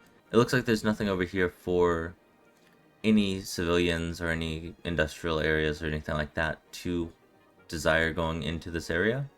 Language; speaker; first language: English; native; English